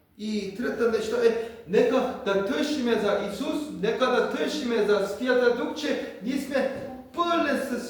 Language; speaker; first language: Bulgarian; non-native, learner; Korean